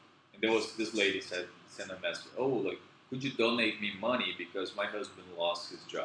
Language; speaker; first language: English; non-native, fluent; Portuguese